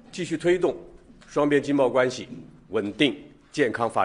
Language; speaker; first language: Chinese; native; Chinese